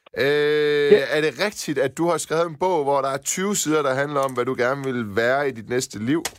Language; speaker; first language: Danish; native; Danish